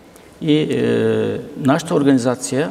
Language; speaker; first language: Bulgarian; non-native, local second language; Turkish